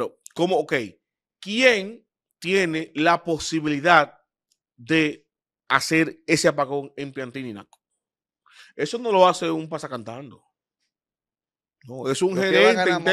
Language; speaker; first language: Spanish; native; Spanish